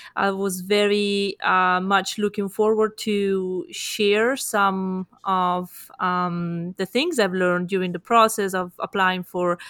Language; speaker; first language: English; non-native, fluent; Italian